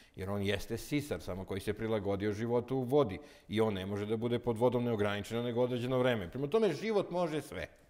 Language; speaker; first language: Serbian; native; Serbian